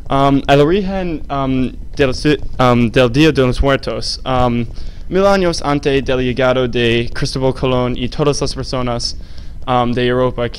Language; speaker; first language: Spanish; non-native, learner; English